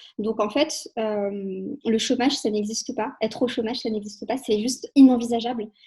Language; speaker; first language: French; native; French